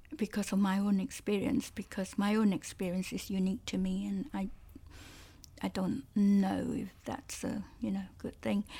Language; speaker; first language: English; non-native, local second language; Cantonese